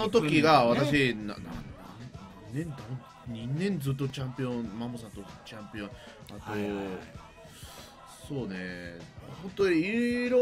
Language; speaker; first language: Japanese; non-native, learner; Spanish